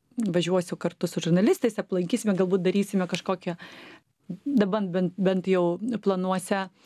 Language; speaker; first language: Lithuanian; non-native, local second language; Polish